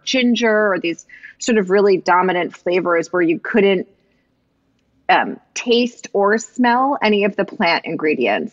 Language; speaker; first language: English; native; English